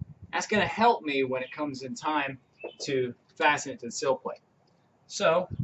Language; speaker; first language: English; native; English